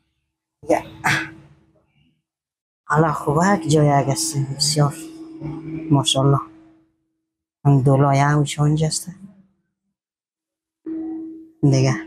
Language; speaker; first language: Persian; non-native, local second language; Hazaragi